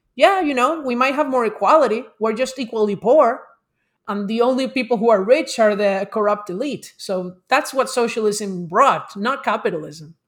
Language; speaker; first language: English; non-native, fluent; Spanish